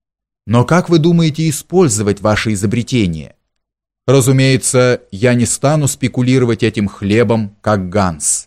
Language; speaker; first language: Russian; native; Russian